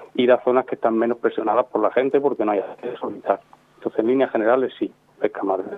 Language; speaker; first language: Spanish; native; Spanish